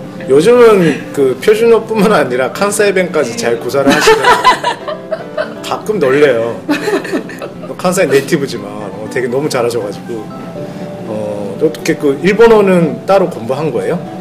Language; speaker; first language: Korean; non-native, fluent; Japanese